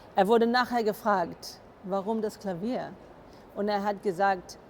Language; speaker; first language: German; non-native, fluent; English